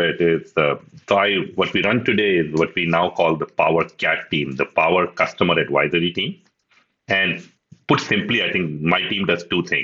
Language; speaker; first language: English; non-native, local second language; Hindi